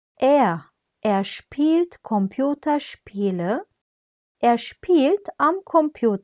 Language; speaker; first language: German; non-native, fluent; Turkish